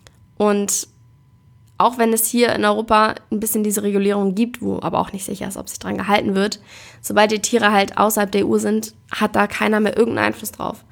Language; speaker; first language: German; native; German